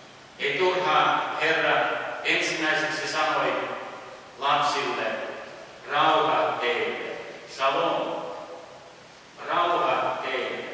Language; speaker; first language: Finnish; early bilingual, heritage; Finnish